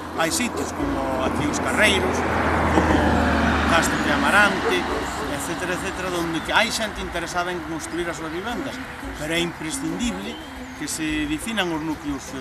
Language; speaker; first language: Galician; native; Galician